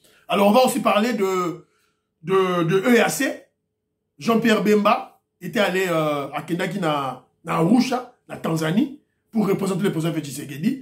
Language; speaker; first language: French; non-native, local second language; Lingala